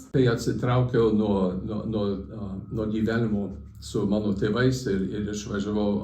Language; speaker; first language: Lithuanian; early bilingual, heritage; Lithuanian